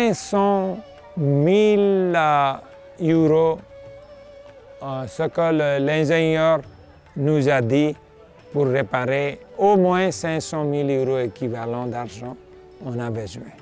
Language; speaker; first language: French; non-native, fluent; Nepali